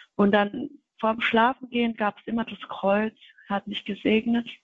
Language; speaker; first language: German; non-native, fluent; Kinyarwanda